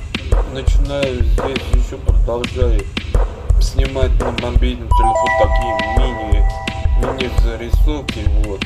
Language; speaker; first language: Russian; native; Russian